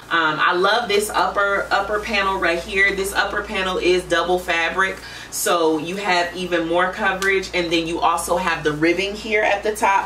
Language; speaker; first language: English; native; English